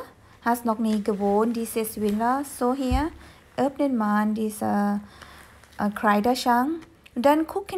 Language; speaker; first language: German; non-native, fluent; Thai